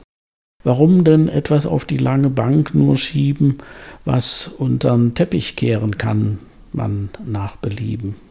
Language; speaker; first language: German; native; German